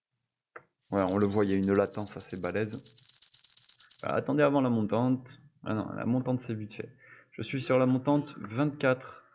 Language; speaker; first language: French; native; French